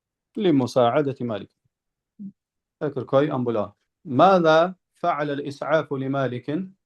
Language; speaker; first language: Arabic; non-native, fluent; Albanian